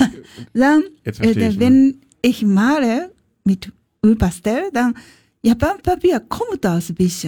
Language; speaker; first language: German; non-native, learner; Japanese